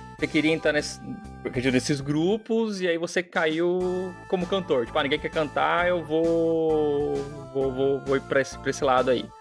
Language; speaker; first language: Portuguese; native; Portuguese